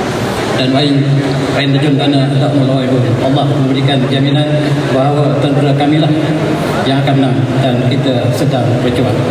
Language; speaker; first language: Malay; native; Malay